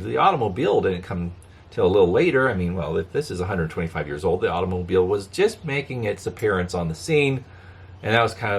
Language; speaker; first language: English; native; English